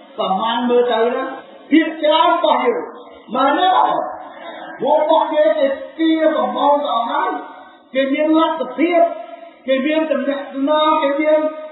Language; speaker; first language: Khmer; native; Khmer